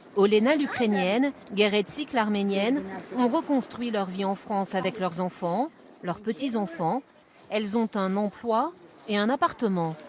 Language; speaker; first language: French; native; French